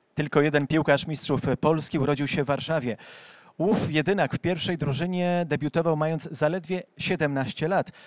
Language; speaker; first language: Polish; native; Polish